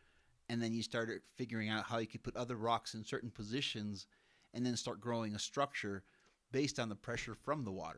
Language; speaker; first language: English; non-native, fluent; Spanish